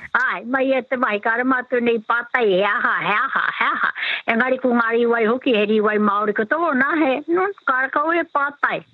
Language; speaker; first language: Māori; native; Māori